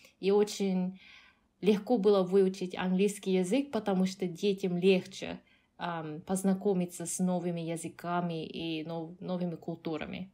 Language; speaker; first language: Russian; non-native, fluent; Japanese